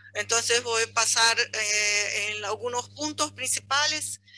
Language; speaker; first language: Spanish; non-native, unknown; Portuguese